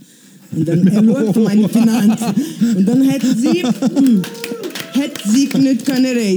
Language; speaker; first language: German; non-native, learner; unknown